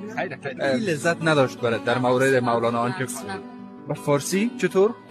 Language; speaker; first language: Persian; native; Persian